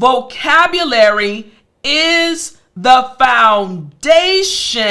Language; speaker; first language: English; native; English